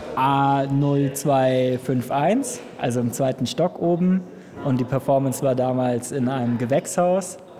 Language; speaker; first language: German; native; German